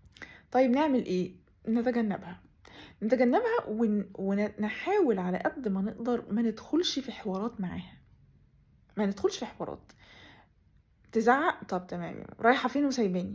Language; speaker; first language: Arabic; native; Arabic